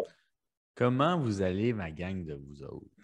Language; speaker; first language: French; early bilingual, other home language; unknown